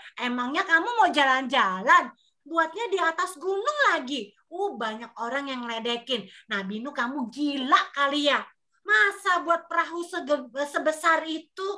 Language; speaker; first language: Indonesian; native; Indonesian